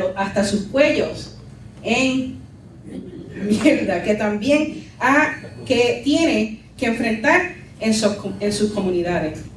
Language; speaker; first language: Spanish; early bilingual, heritage; Spanish